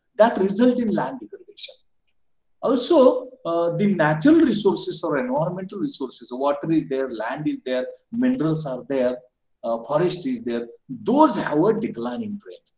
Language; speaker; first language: English; non-native, local second language; Marathi